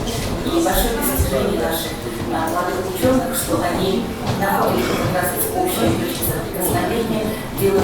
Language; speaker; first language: Russian; native; Russian